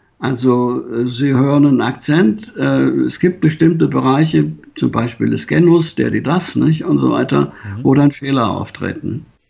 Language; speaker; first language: German; native; German